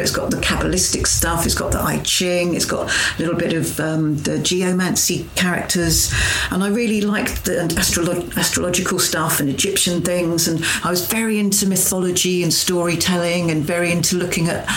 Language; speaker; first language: English; native; English